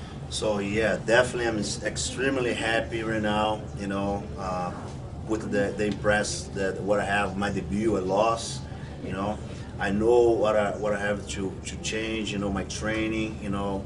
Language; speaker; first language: English; non-native, fluent; Portuguese